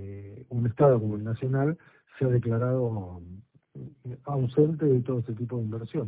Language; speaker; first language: Spanish; native; Spanish